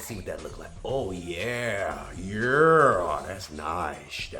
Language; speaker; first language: English; native; English